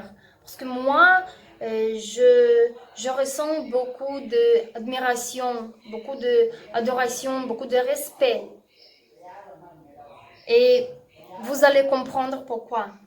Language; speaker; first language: French; non-native, learner; Russian